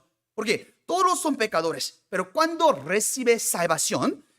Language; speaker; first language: Spanish; non-native, fluent; Korean